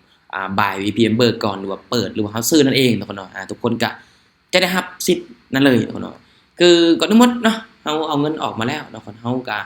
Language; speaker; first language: Thai; non-native, local second language; Lao